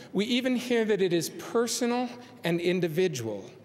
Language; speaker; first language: English; native; English